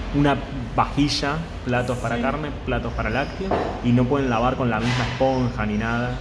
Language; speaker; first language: Spanish; native; Spanish